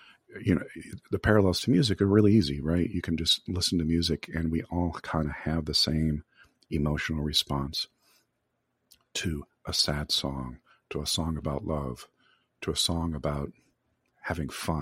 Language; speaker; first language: English; native; English